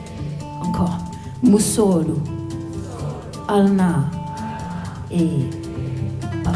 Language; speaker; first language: French; non-native, fluent; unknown